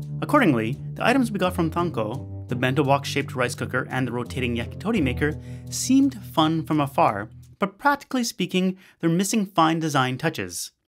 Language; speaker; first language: English; native; English